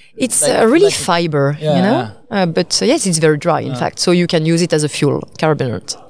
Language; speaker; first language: English; non-native, fluent; French